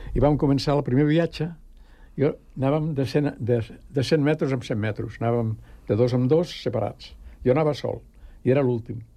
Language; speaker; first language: Catalan; native; Catalan